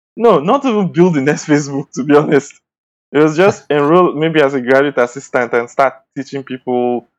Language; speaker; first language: English; non-native, local second language; Bini